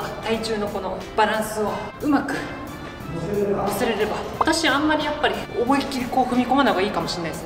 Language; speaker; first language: Japanese; native; Japanese